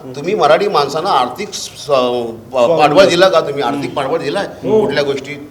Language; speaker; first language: Marathi; native; Marathi